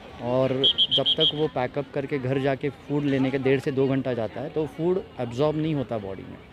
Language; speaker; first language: Hindi; non-native, local second language; Marathi